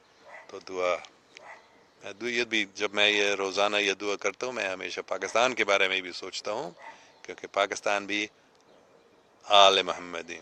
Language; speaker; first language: Hindi; non-native, fluent; English